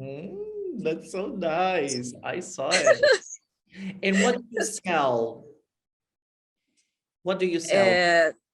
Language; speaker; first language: English; non-native, fluent; Portuguese